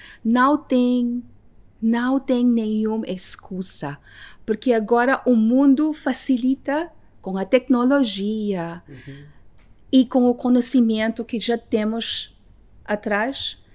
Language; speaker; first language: Portuguese; non-native, fluent; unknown